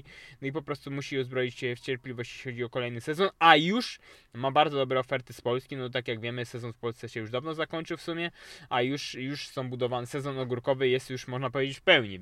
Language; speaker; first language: Polish; native; Polish